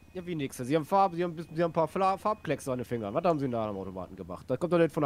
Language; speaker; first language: German; native; German